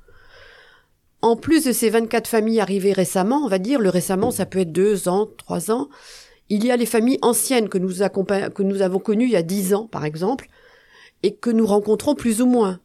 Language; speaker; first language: French; native; French